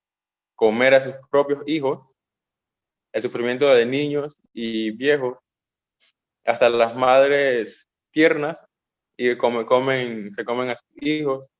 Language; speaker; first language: Spanish; native; Spanish